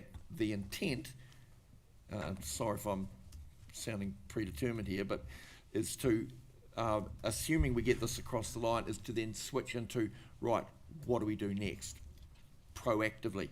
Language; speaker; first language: English; native; English